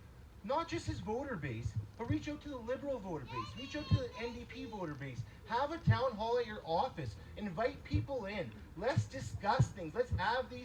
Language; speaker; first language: English; early bilingual, other home language; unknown